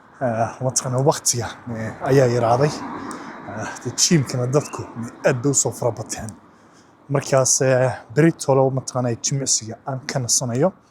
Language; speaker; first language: Somali; early bilingual, heritage; Somali